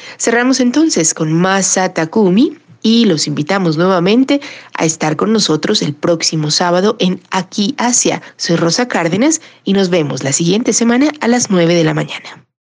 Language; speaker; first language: Spanish; native; Spanish